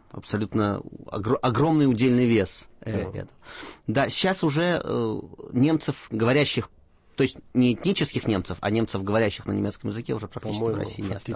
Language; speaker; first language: Russian; native; Russian